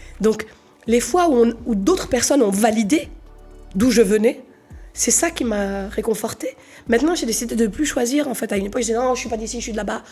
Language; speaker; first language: French; native; French